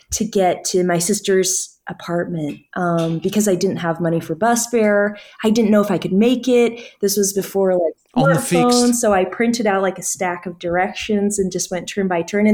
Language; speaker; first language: English; native; English